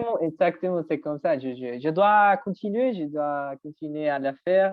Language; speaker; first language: French; non-native, learner; Spanish